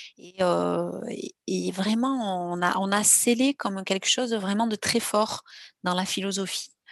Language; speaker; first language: French; native; French